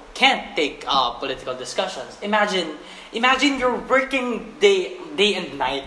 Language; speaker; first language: English; non-native, local second language; Filipino